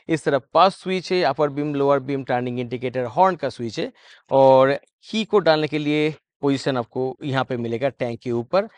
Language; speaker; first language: Hindi; non-native, local second language; Bangla